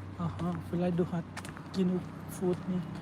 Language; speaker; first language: German; non-native, learner; Thai